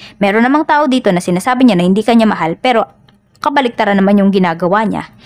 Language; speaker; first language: Filipino; native; Filipino